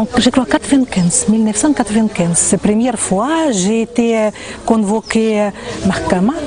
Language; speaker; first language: French; non-native, fluent; Ukrainian